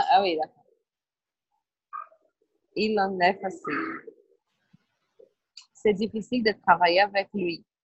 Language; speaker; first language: French; non-native, learner; Portuguese